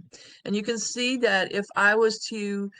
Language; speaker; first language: English; native; English